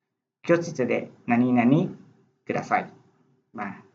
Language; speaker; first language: Japanese; non-native, fluent; Khmer